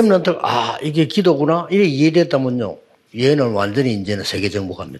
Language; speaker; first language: Korean; native; Korean